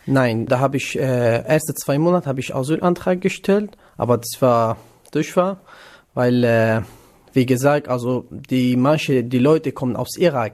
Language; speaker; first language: German; non-native, learner; Kurdish